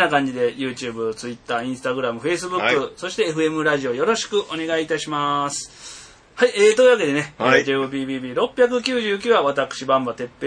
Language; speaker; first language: Japanese; native; Japanese